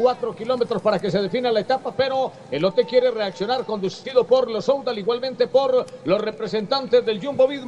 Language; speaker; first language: Spanish; native; Spanish